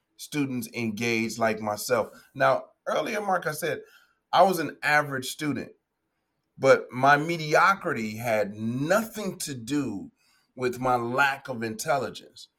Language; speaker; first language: English; native; English